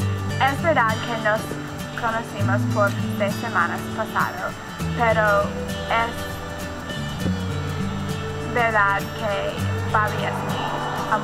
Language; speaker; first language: Spanish; non-native, learner; English